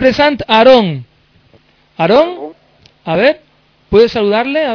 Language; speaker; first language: Spanish; native; Spanish